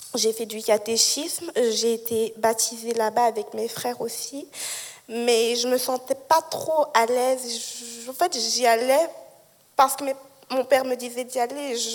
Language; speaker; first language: French; native; French